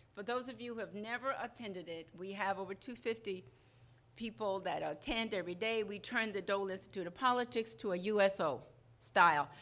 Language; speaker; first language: English; non-native, fluent; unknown